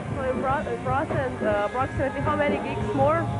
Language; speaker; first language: English; non-native, learner; Slovenian